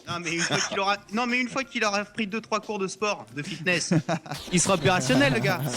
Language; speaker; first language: French; native; French